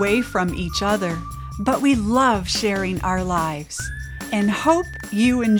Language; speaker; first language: English; native; English